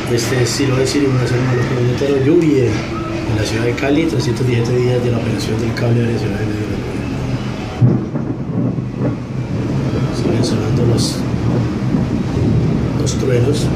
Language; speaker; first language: Spanish; native; Spanish